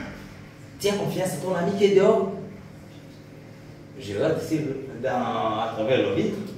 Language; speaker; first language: French; non-native, local second language; Rundi